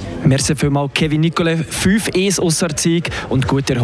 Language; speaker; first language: German; native; German